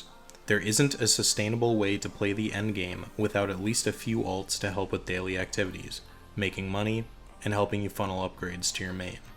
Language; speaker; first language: English; native; English